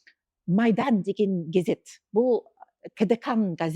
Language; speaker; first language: Kyrgyz; non-native, fluent; English